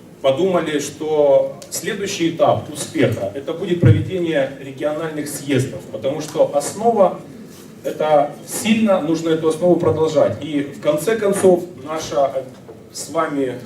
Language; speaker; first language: Russian; native; Russian